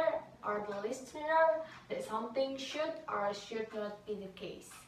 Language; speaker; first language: English; non-native, learner; Indonesian